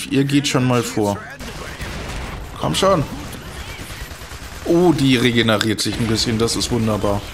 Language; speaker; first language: German; native; German